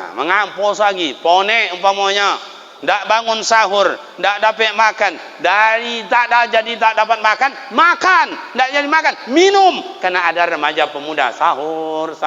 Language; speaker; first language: Malay; non-native, local second language; Minangkabau